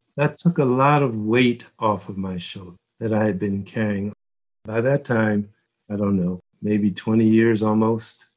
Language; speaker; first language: English; early bilingual, other home language; Korean